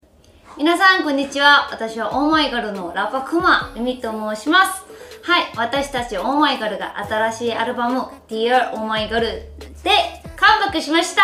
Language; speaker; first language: Japanese; non-native, learner; Korean